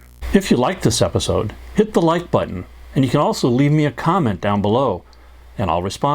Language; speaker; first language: English; native; English